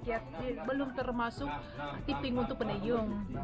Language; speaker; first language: Indonesian; non-native, fluent; Vietnamese